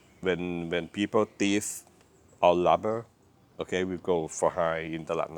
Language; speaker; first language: English; non-native, learner; Thai